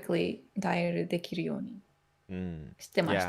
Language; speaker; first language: Japanese; native; Japanese